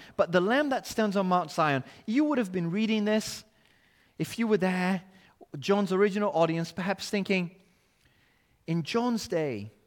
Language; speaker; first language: English; non-native, fluent; Portuguese